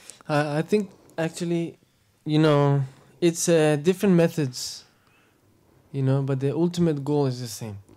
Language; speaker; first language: English; non-native, fluent; Spanish